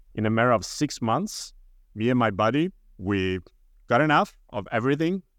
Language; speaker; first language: English; non-native, fluent; Italian